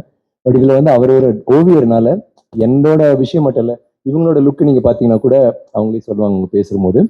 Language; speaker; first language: Tamil; native; Tamil